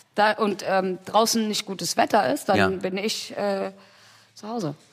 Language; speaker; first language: German; early bilingual, other home language; Tigrinya